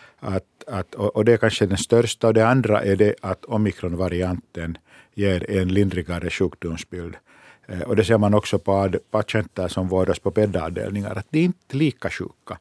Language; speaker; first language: Swedish; non-native, local second language; Finnish